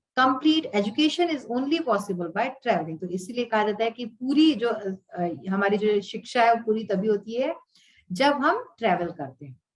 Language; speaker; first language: Hindi; native; Hindi